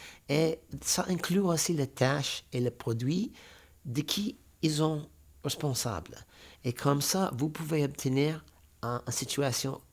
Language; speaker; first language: French; non-native, fluent; English